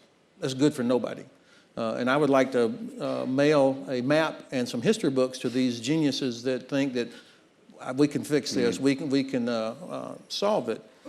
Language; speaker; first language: English; native; English